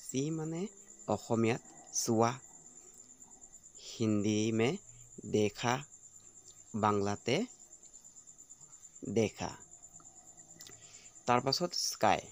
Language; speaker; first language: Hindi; non-native, local second language; Assamese